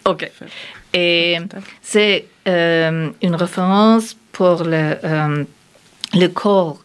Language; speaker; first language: French; non-native, learner; German